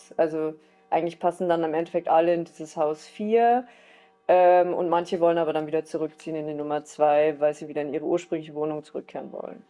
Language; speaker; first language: German; native; German